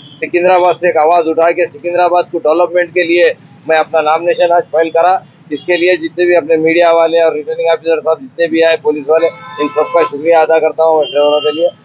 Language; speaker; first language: Hindi; non-native, local second language; Urdu